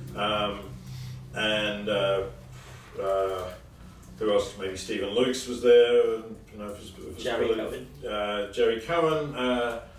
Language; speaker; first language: English; native; English